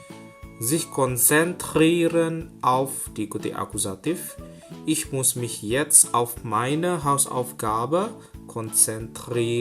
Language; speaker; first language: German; non-native, fluent; Indonesian